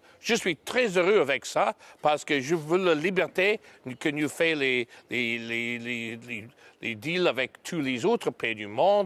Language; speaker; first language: French; non-native, learner; English